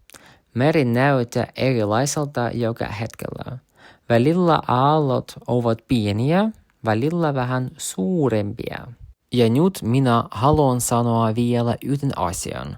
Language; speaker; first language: Finnish; non-native, learner; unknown